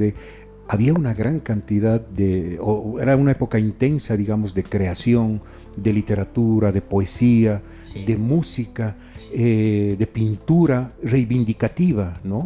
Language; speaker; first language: Spanish; native; Spanish